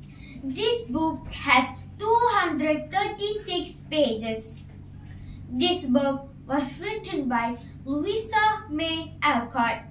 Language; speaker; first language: English; non-native, learner; Malay